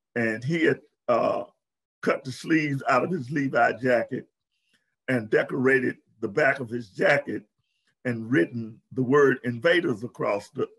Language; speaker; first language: English; native; English